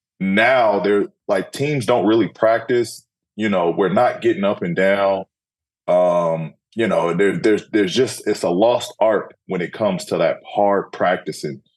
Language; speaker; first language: English; native; English